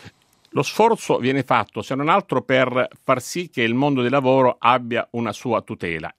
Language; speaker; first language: Italian; native; Italian